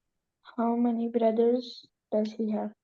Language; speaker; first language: English; non-native, learner; Hindi